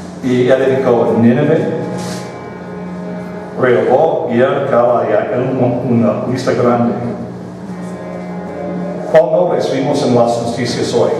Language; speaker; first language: Spanish; non-native, fluent; English